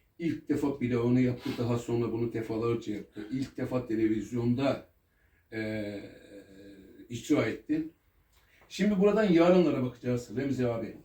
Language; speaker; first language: Turkish; native; Turkish